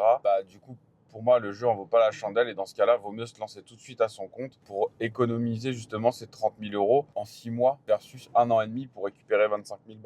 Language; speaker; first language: French; native; French